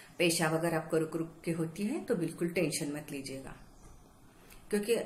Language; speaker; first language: Hindi; non-native, local second language; Marathi